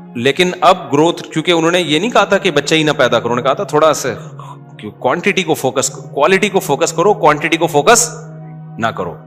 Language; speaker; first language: Urdu; native; Urdu